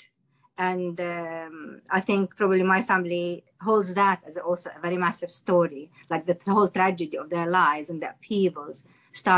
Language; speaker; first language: English; non-native, fluent; Arabic